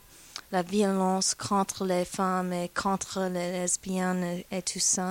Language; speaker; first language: French; non-native, fluent; English